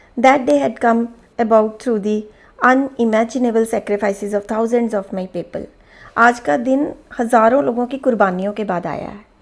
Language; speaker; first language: Hindi; native; Hindi